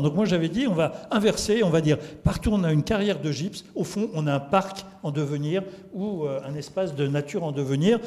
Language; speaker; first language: French; native; French